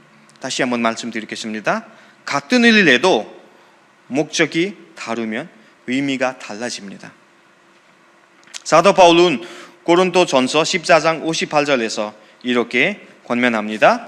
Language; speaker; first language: Korean; non-native, fluent; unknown